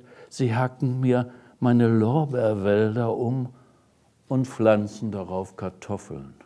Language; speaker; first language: German; native; German